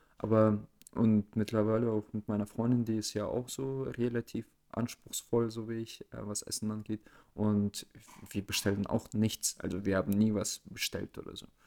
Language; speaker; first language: German; early bilingual, other home language; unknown